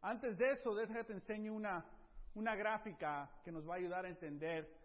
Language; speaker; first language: Spanish; early bilingual, heritage; Spanish